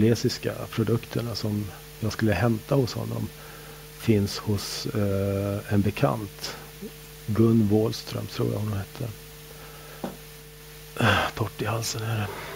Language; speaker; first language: Swedish; native; Swedish